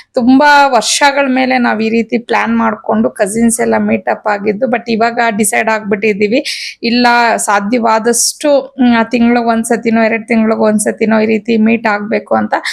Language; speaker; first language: Kannada; non-native, local second language; Telugu